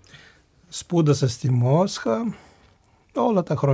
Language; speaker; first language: Greek; non-native, fluent; Russian